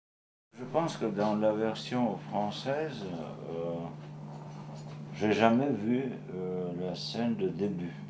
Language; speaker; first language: French; non-native, fluent; Georgian